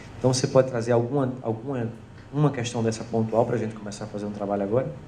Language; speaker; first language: Portuguese; native; Portuguese